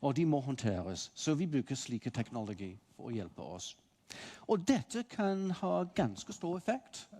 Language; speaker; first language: Norwegian; non-native, fluent; English